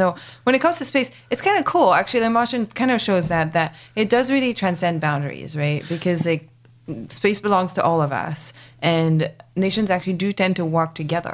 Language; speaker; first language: English; non-native, local second language; French